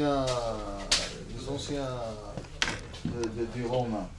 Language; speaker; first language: French; non-native, local second language; Arabic